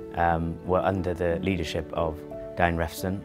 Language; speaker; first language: English; native; English